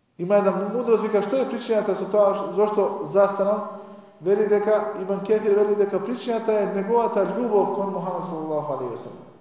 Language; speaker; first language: Macedonian; non-native, local second language; Albanian